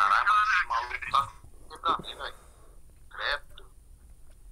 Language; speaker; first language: Portuguese; native; Portuguese